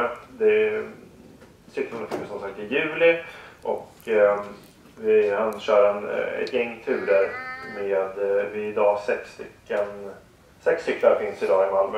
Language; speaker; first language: Swedish; native; Swedish